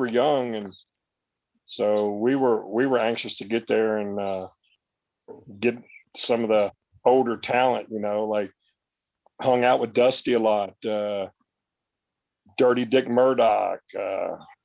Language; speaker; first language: English; native; English